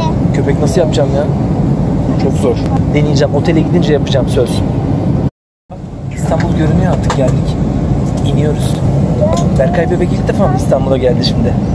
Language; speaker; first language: Turkish; native; Turkish